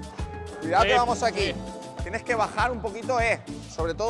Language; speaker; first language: Spanish; native; Spanish